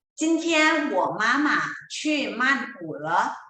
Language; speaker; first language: Chinese; non-native, fluent; Thai